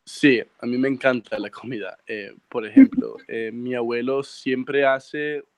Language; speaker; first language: Spanish; early bilingual, heritage; Spanish